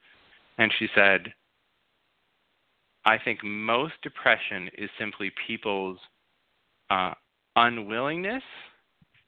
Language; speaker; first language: English; native; English